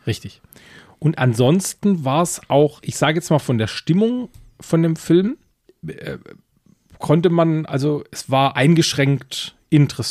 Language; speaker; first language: German; native; German